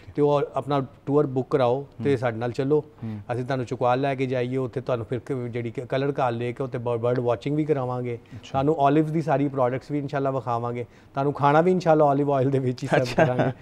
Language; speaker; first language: Punjabi; native; Punjabi